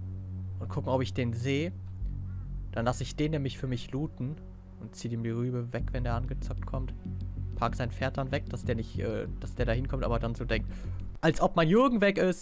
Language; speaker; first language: German; native; German